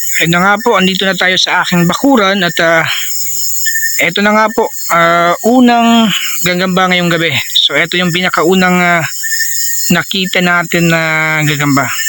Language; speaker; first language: Filipino; non-native, local second language; Cebuano